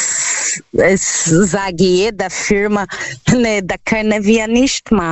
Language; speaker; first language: German; non-native, learner; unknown